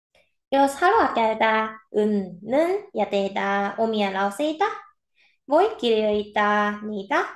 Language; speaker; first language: Finnish; non-native, fluent; Korean